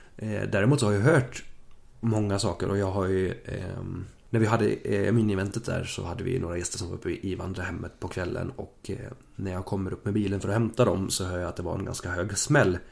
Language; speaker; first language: Swedish; early bilingual, other home language; German